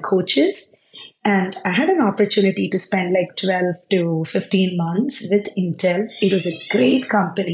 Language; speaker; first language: English; non-native, local second language; Tamil